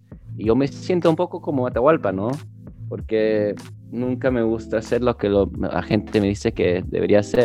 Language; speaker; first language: Spanish; early bilingual, heritage; English